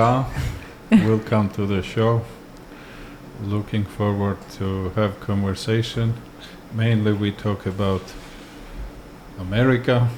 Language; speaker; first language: English; non-native, fluent; Georgian